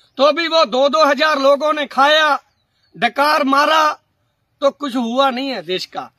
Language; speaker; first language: Hindi; non-native, local second language; Punjabi